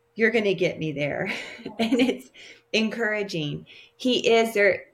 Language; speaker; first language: English; native; English